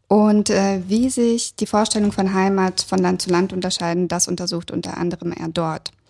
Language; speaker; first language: German; early bilingual, other home language; Russian